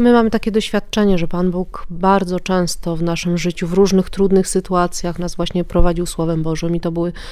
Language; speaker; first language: Polish; native; Polish